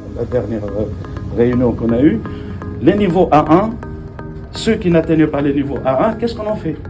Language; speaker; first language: French; native; French